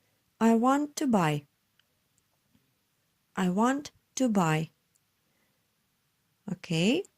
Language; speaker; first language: English; non-native, learner; Turkish